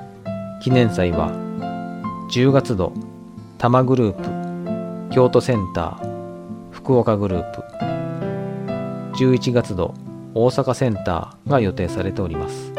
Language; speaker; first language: Japanese; native; Japanese